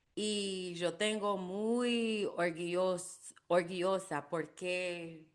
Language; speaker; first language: Spanish; non-native, learner; English